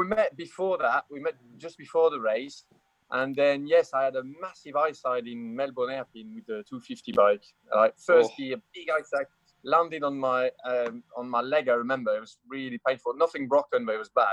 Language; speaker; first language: English; non-native, fluent; French